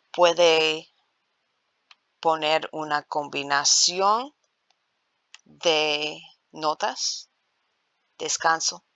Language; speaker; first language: Spanish; non-native, learner; English